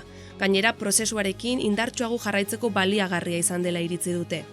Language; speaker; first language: Basque; native; Basque